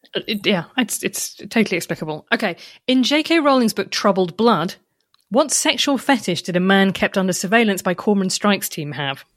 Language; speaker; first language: English; native; English